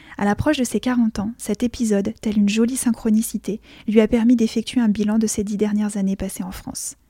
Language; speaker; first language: French; native; French